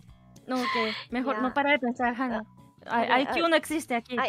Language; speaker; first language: Spanish; non-native, learner; Japanese